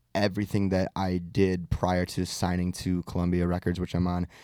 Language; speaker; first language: English; native; English